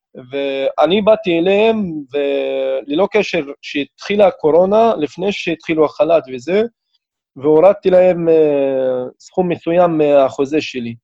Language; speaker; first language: Hebrew; non-native, local second language; Arabic